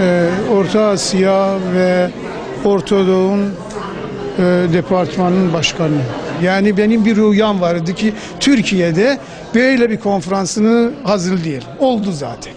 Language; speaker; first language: Turkish; non-native, fluent; Persian